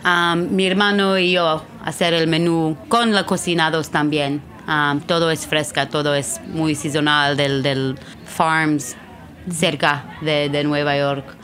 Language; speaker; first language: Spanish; non-native, learner; Hebrew